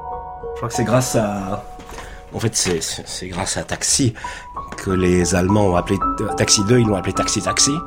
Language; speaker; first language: French; native; French